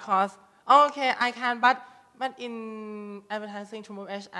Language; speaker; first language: English; non-native, learner; Thai